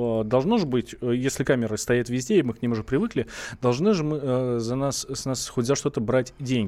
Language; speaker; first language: Russian; native; Russian